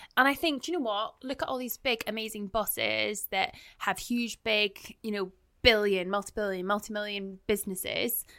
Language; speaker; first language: English; native; English